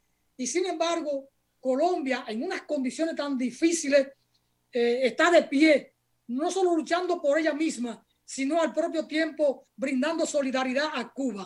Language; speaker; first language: Spanish; native; Spanish